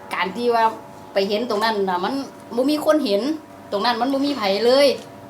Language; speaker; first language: Thai; native; Thai